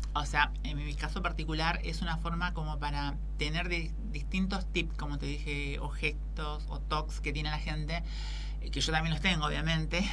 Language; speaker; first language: Spanish; native; Spanish